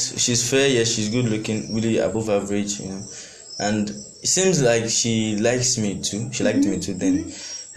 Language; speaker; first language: English; non-native, local second language; Yoruba